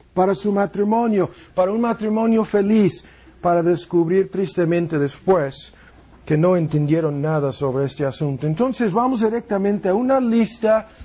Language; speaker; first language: Spanish; non-native, fluent; English